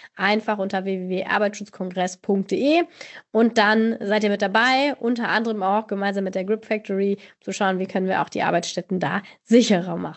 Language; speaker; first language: German; native; German